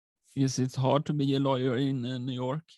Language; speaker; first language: English; non-native, learner; Swedish